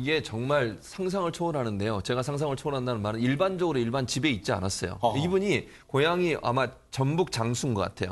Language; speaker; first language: Korean; native; Korean